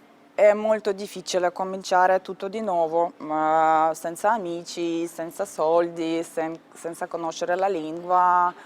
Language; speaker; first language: Italian; non-native, learner; Ukrainian